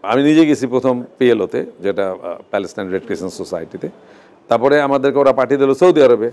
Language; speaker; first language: Bangla; native; Bangla